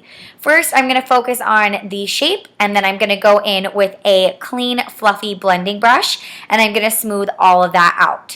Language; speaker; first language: English; native; English